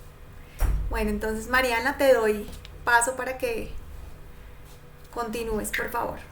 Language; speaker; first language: Spanish; native; Spanish